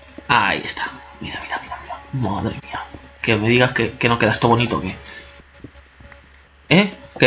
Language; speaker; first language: Spanish; native; Spanish